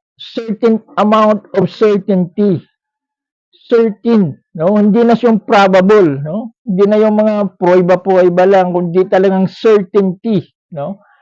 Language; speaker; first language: Filipino; non-native, local second language; Cebuano